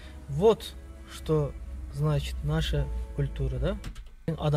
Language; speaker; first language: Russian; non-native, local second language; Turkmen